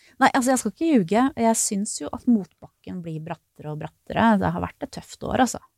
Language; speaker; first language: Norwegian; native; Norwegian